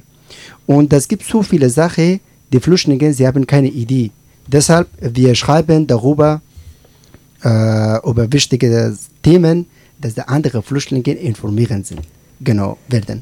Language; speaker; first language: German; non-native, learner; Persian